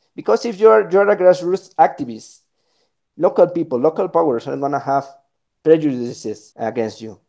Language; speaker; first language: English; non-native, fluent; Spanish